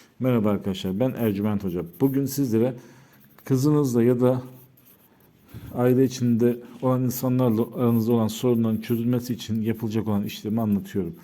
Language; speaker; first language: Turkish; native; Turkish